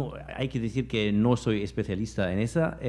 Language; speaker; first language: Spanish; non-native, fluent; German